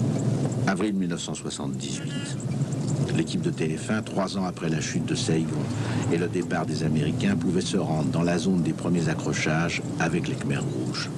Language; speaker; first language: French; native; French